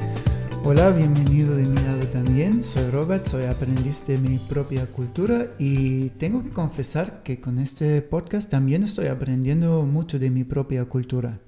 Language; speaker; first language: Spanish; non-native, fluent; German